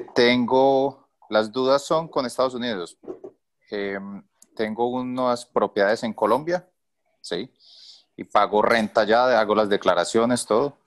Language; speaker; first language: Spanish; native; Spanish